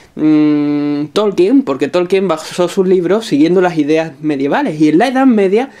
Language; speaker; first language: Spanish; native; Spanish